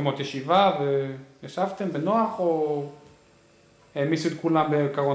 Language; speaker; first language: Hebrew; native; Hebrew